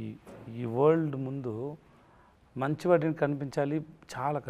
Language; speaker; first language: Telugu; non-native, local second language; Tamil